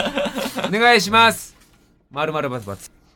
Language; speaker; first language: Japanese; native; Japanese